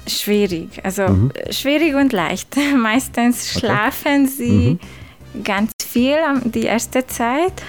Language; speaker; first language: German; non-native, learner; Hungarian